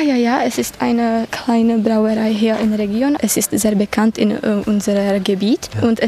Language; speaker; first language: German; non-native, fluent; Czech